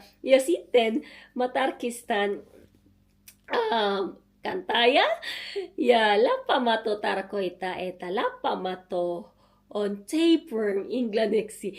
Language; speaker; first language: Finnish; non-native, learner; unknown